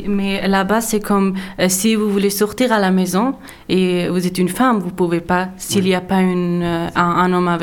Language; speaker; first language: French; non-native, learner; Persian